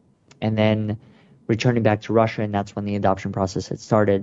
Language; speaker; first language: English; early bilingual, other home language; Russian